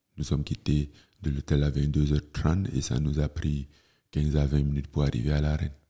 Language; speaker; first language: French; non-native, local second language; Ghomala